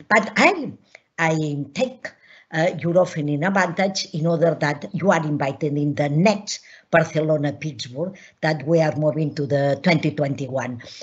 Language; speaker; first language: English; non-native, learner; Catalan